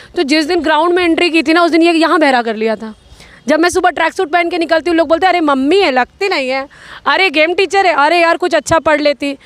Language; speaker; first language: Hindi; native; Hindi